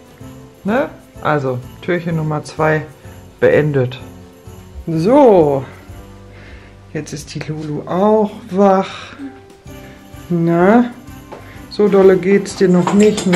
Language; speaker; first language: German; native; German